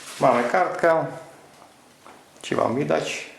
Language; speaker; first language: Polish; non-native, fluent; Ukrainian